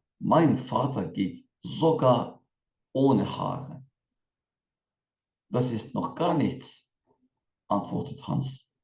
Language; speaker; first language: German; non-native, fluent; Turkish